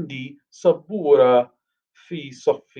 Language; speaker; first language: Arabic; non-native, fluent; English